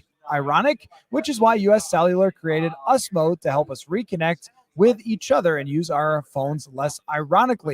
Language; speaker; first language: English; native; English